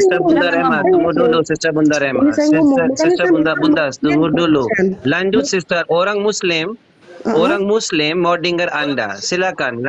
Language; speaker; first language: Indonesian; non-native, learner; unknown